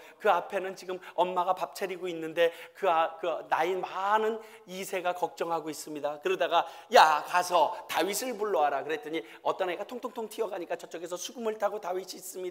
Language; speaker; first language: Korean; native; Korean